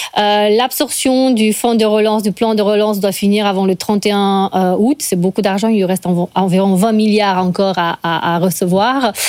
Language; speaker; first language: French; non-native, fluent; Romanian